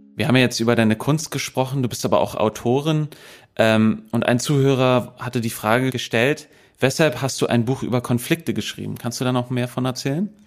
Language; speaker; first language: German; native; German